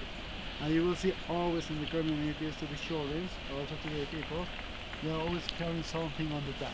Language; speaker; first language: English; non-native, learner; Spanish